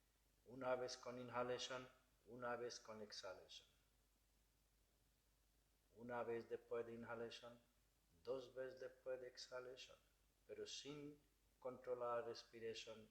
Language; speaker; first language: Spanish; non-native, learner; Bangla